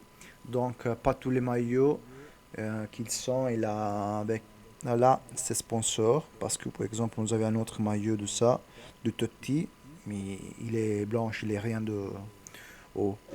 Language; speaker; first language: French; non-native, learner; Italian